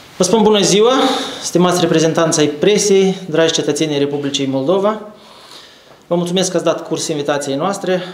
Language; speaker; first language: Romanian; native; Romanian